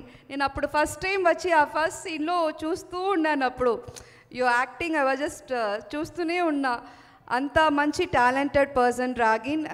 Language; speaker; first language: Telugu; non-native, learner; Tamil